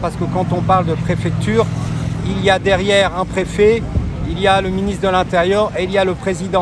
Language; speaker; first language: French; native; French